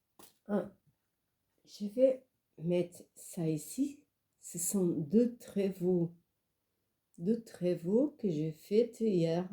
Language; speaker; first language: French; non-native, fluent; Portuguese